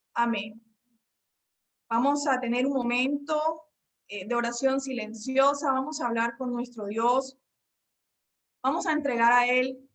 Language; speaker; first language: Spanish; native; Spanish